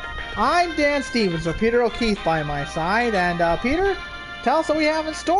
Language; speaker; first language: English; native; English